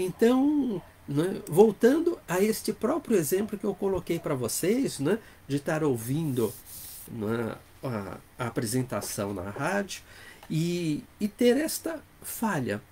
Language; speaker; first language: Portuguese; native; Portuguese